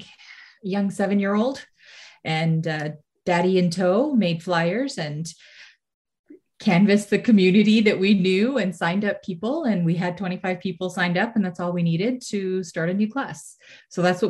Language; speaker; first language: English; native; English